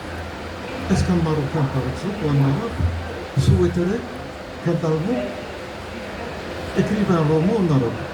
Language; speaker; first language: French; non-native, local second language; Arabic